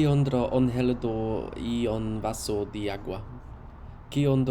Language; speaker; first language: Spanish; non-native, learner; English